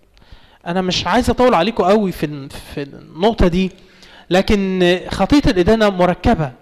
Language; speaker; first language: Arabic; native; Arabic